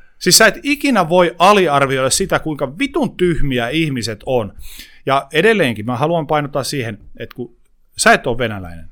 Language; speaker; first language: Finnish; native; Finnish